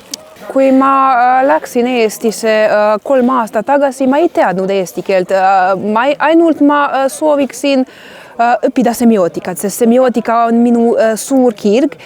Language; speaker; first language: Estonian; non-native, learner; Croatian